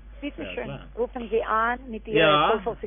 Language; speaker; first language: German; non-native, fluent; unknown